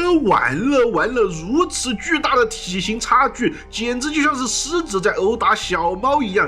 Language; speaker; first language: Chinese; native; Chinese